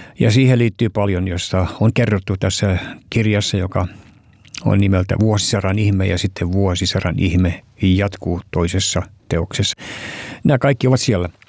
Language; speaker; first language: Finnish; early bilingual, heritage; Finnish